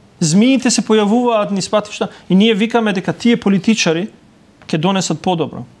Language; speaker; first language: Macedonian; non-native, local second language; Albanian